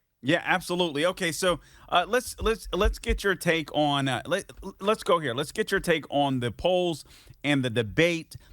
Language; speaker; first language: English; native; English